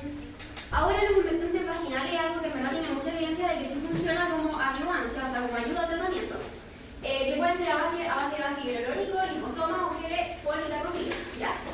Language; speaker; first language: Spanish; native; Spanish